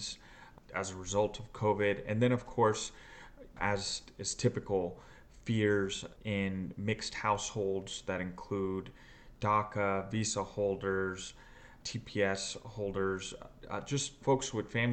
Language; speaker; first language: English; native; English